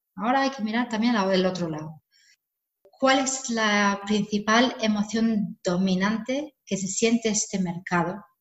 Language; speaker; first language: Spanish; non-native, fluent; English